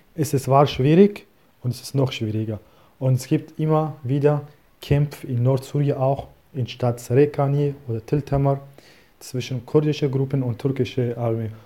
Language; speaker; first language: German; non-native, learner; Kurdish